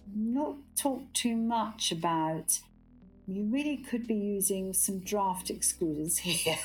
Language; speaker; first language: English; native; English